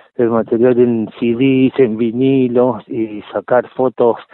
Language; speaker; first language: Spanish; native; Spanish